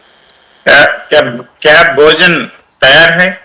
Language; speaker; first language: Hindi; non-native, learner; Telugu